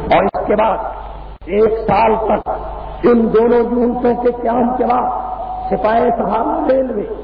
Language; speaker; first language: Urdu; non-native, local second language; Punjabi